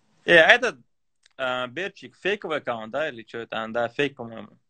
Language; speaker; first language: Russian; native; Russian